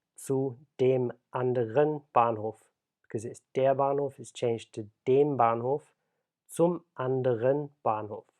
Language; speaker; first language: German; non-native, fluent; English